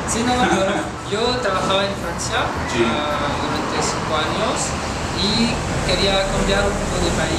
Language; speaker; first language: Spanish; non-native, fluent; French